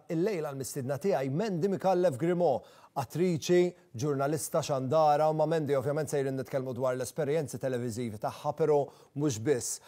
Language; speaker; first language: Maltese; native; Maltese